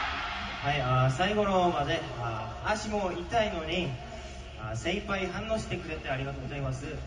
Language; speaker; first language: Japanese; non-native, learner; Korean